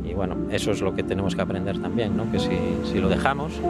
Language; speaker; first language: Spanish; native; Spanish